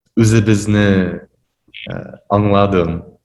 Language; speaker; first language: Tatar; non-native, learner; Japanese